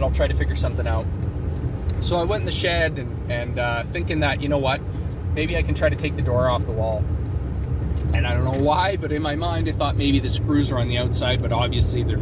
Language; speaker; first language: English; native; English